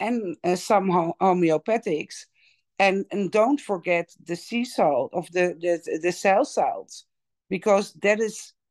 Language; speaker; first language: English; non-native, learner; Dutch